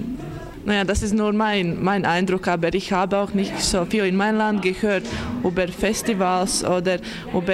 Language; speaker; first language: German; non-native, learner; Latvian